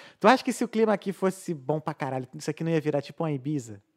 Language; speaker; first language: Portuguese; native; Portuguese